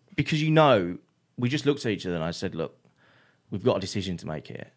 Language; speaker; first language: English; native; English